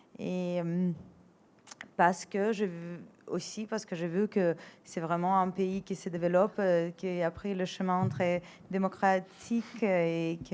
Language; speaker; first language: French; non-native, fluent; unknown